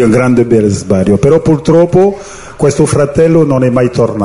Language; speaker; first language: Italian; non-native, fluent; French